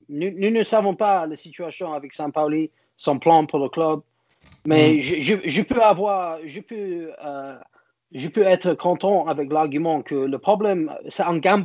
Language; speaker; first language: French; non-native, learner; English